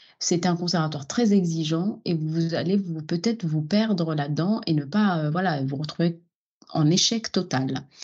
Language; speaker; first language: French; non-native, local second language; Arabic